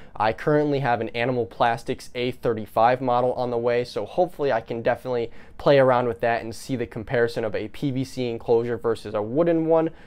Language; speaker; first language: English; native; English